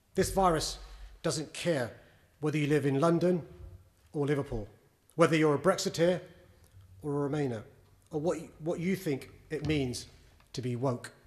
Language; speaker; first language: English; native; English